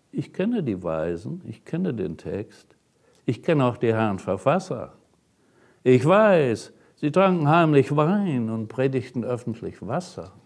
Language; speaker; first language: German; native; German